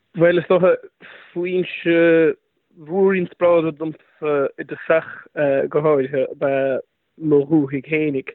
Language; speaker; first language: Irish; non-native, local second language; English